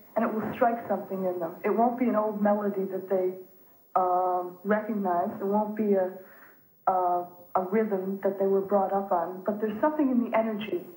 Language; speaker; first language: English; native; English